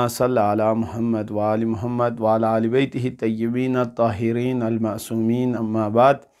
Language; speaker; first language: Urdu; non-native, local second language; Balti